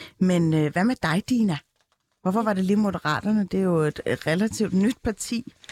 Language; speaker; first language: Danish; early bilingual, other home language; Turkish